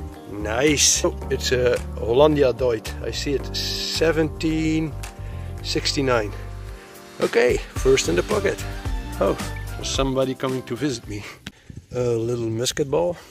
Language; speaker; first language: English; non-native, fluent; Dutch